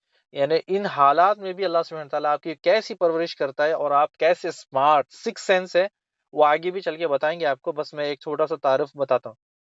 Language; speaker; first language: Urdu; native; Urdu